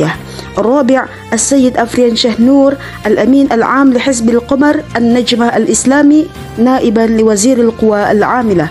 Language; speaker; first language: Arabic; non-native, learner; Indonesian